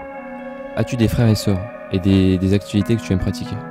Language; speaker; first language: French; native; French